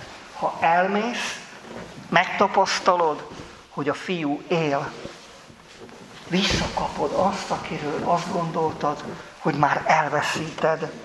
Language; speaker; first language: Hungarian; native; Hungarian